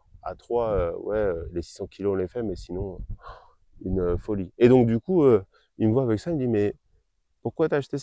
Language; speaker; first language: French; native; French